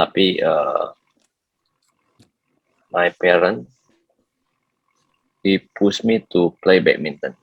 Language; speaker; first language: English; non-native, learner; Indonesian